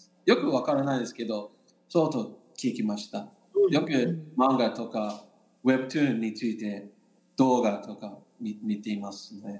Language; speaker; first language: Japanese; non-native, learner; English